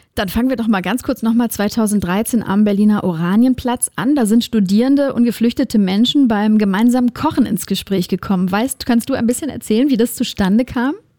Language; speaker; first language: German; native; German